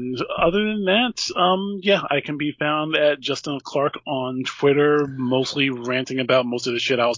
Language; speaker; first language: English; native; English